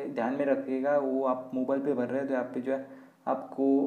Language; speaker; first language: Hindi; non-native, local second language; Marathi